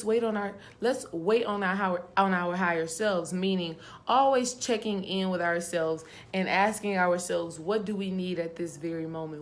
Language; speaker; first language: English; native; English